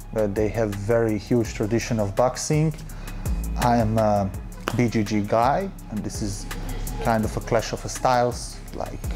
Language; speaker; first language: English; non-native, learner; Bosnian